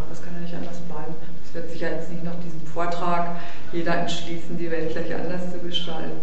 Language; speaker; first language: German; native; German